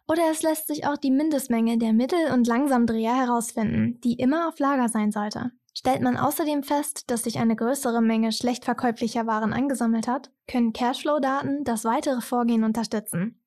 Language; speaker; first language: German; native; German